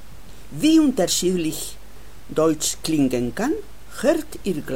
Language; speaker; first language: German; non-native, learner; Spanish